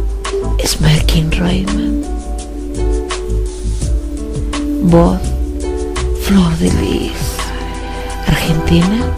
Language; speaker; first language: Spanish; native; Spanish